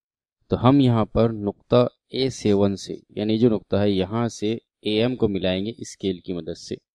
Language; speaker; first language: Urdu; native; Urdu